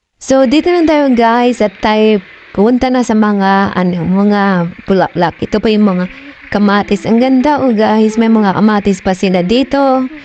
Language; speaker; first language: Filipino; non-native, local second language; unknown